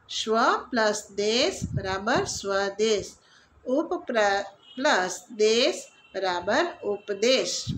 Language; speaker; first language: Hindi; non-native, local second language; Gujarati